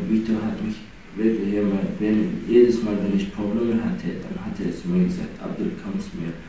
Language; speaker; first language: German; non-native, learner; Persian